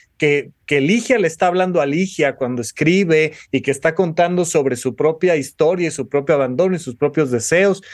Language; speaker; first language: Spanish; native; Spanish